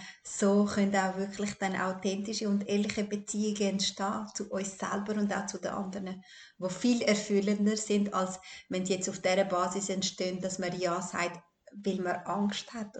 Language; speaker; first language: German; early bilingual, other home language; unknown